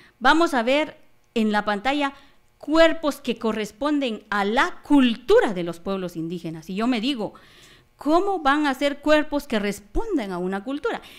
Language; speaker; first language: Spanish; non-native, local second language; Kaqchikel